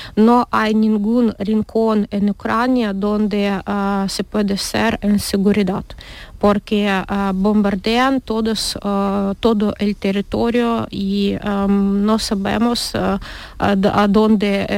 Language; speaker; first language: Spanish; non-native, learner; Ukrainian